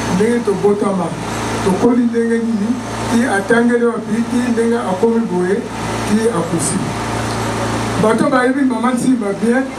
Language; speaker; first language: Lingala; non-native, local second language; Kongo